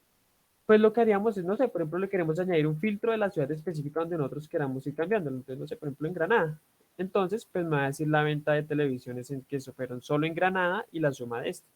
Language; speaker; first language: Spanish; native; Spanish